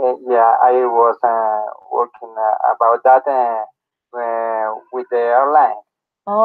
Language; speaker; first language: English; non-native, learner; Spanish